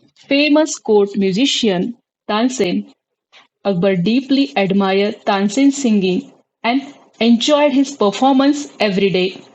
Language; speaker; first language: English; non-native, local second language; Marathi